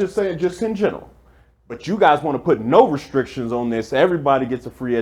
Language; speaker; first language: English; native; English